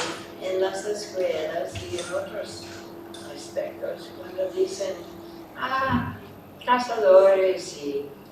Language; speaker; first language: Spanish; non-native, fluent; English